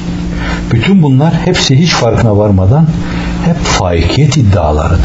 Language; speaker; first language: Turkish; native; Turkish